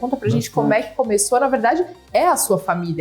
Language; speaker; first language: Portuguese; native; Portuguese